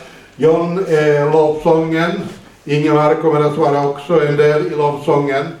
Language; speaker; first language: Swedish; non-native, fluent; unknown